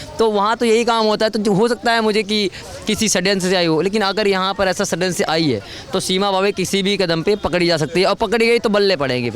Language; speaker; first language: Hindi; native; Hindi